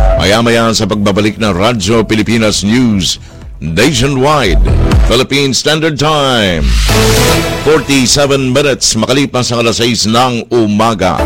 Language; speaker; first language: Filipino; native; Filipino